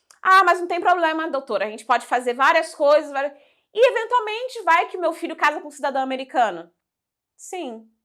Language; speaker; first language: Portuguese; early bilingual, heritage; Portuguese